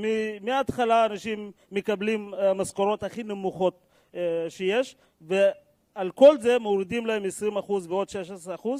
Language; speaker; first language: Hebrew; non-native, fluent; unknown